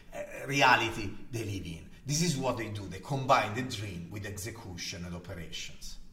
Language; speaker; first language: English; non-native, fluent; Italian